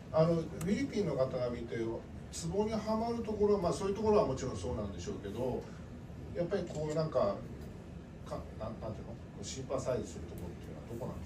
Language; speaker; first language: Japanese; native; Japanese